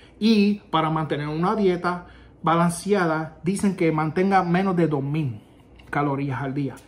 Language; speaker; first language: Spanish; native; Spanish